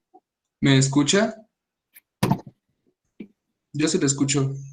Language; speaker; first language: Spanish; native; Spanish